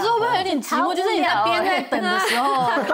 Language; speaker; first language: Chinese; native; Chinese